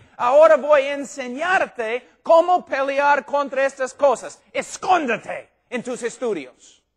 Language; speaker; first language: Spanish; non-native, fluent; English